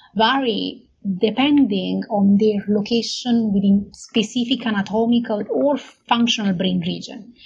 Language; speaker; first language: English; non-native, fluent; Italian